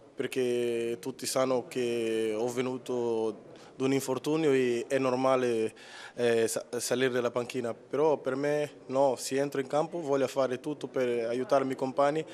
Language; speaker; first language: Italian; non-native, fluent; Portuguese